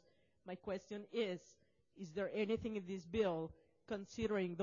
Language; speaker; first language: English; non-native, fluent; Russian